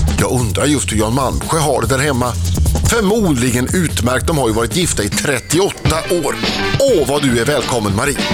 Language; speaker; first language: Swedish; native; Swedish